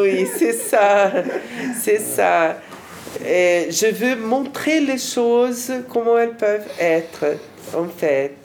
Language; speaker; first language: French; non-native, fluent; Portuguese